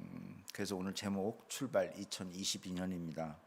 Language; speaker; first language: Korean; native; Korean